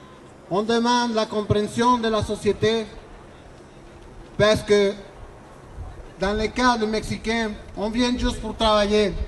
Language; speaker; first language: French; non-native, learner; Spanish